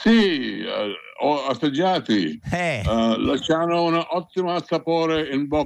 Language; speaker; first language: Italian; non-native, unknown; Hindi